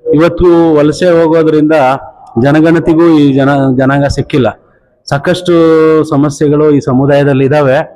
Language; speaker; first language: Kannada; non-native, local second language; Lambadi